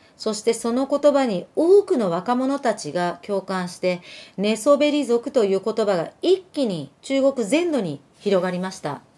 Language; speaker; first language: Japanese; early bilingual, other home language; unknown